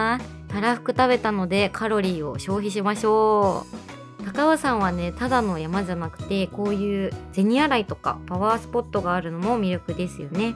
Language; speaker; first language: Japanese; native; Japanese